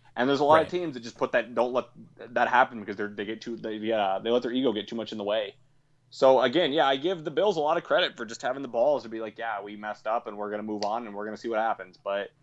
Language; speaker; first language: English; native; English